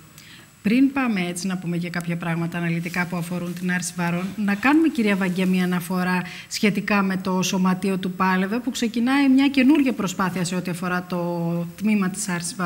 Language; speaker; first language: Greek; native; Greek